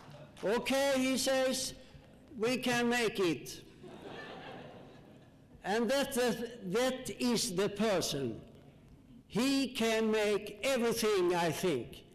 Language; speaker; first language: English; non-native, learner; Swedish